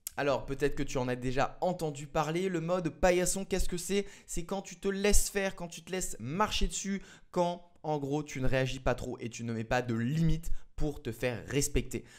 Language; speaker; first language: French; native; French